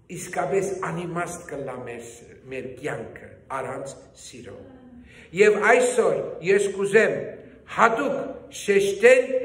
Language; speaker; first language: Armenian; early bilingual, heritage; Armenian